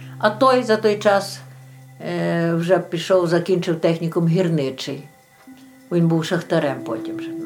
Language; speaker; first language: Ukrainian; native; Ukrainian